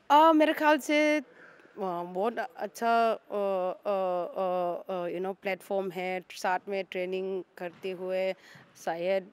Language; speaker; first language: Hindi; non-native, local second language; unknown